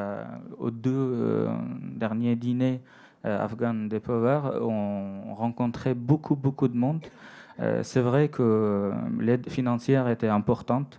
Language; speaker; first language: French; non-native, fluent; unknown